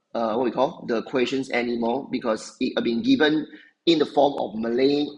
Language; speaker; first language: English; non-native, local second language; Chinese